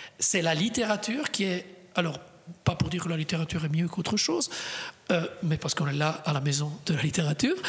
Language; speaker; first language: French; non-native, fluent; Italian